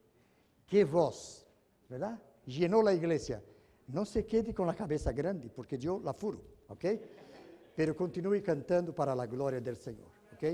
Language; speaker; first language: Spanish; non-native, fluent; Portuguese